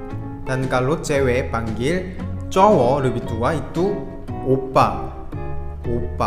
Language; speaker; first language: Indonesian; non-native, fluent; Korean